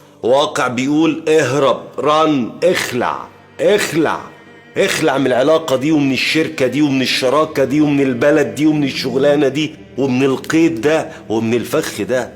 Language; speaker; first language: Arabic; native; Arabic